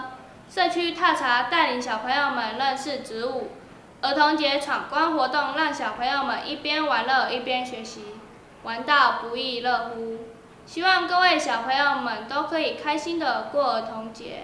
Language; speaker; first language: Chinese; native; Chinese